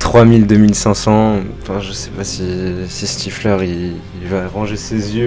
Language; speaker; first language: French; native; French